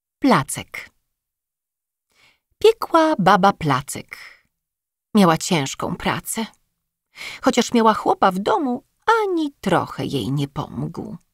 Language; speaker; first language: Polish; native; Polish